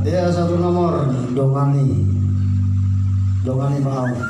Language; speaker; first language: Indonesian; native; Indonesian